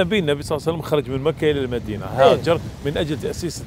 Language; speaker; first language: Arabic; native; Arabic